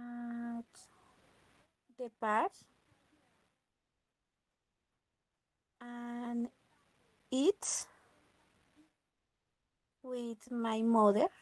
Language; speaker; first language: English; non-native, learner; Spanish